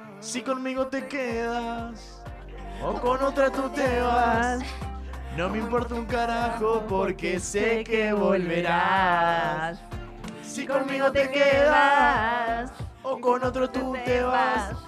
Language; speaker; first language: Spanish; native; Spanish